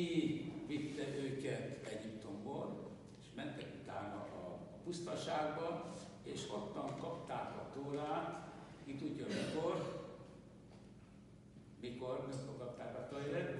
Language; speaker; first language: Hungarian; non-native, local second language; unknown